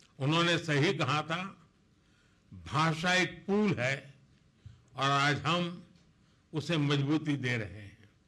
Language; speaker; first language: Hindi; non-native, local second language; Gujarati